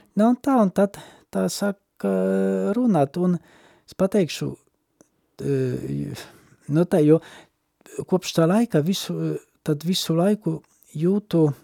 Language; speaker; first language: Latvian; non-native, fluent; Polish